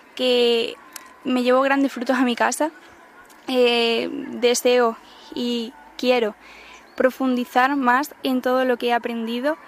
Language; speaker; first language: Spanish; native; Spanish